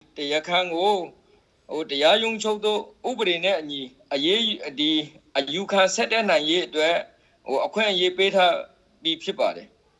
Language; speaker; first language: Burmese; native; Burmese